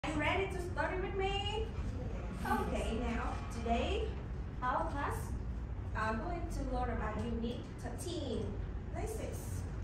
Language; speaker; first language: English; non-native, learner; Vietnamese